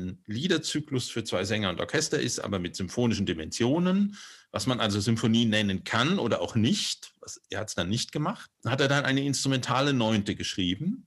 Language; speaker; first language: German; native; German